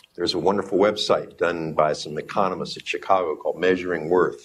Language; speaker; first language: English; native; English